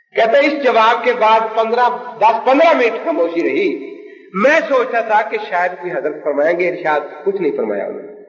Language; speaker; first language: Urdu; non-native, local second language; Punjabi